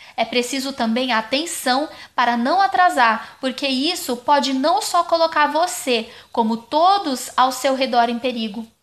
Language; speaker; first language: Portuguese; non-native, fluent; German